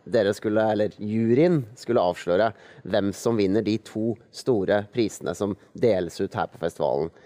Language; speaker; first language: Norwegian; native; Norwegian